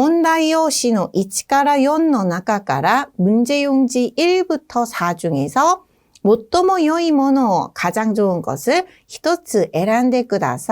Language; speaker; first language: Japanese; non-native, fluent; Korean